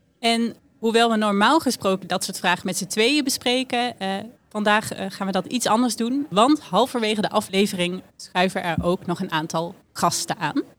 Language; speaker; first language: Dutch; native; Dutch